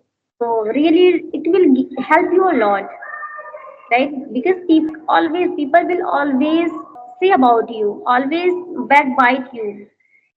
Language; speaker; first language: English; non-native, learner; Hindi